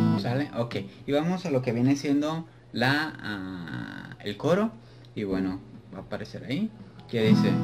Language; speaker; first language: Spanish; native; Spanish